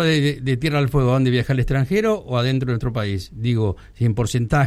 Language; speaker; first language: Spanish; native; Spanish